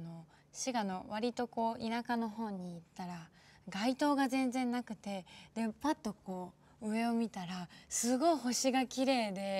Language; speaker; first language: Japanese; native; Japanese